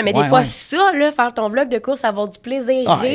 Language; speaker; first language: French; native; French